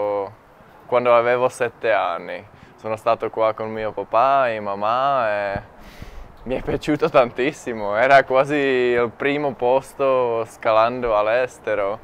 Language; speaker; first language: Italian; non-native, fluent; Czech